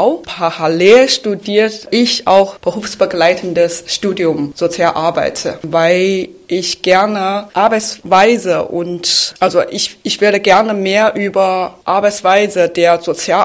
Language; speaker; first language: German; non-native, fluent; Chinese